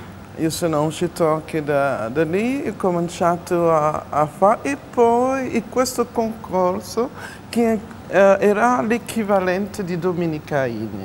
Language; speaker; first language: Italian; non-native, fluent; French